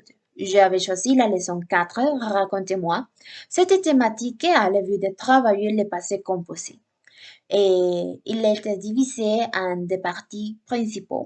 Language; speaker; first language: French; non-native, learner; Spanish